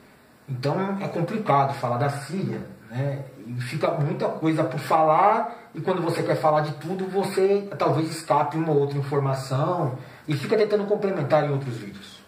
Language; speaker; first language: Portuguese; native; Portuguese